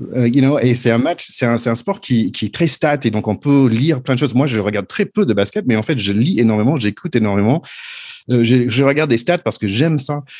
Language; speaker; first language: French; non-native, fluent; English